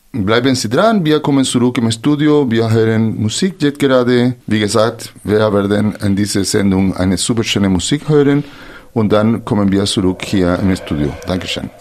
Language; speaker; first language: German; non-native, fluent; Spanish